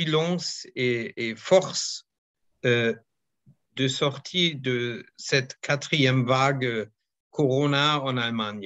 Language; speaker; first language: French; non-native, fluent; German